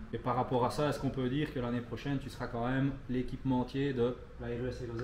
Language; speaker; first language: French; native; French